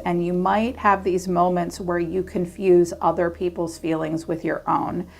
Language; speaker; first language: English; native; English